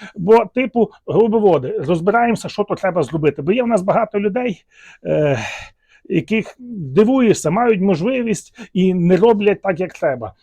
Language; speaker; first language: Ukrainian; native; Ukrainian